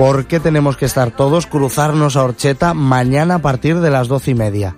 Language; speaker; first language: Spanish; native; Spanish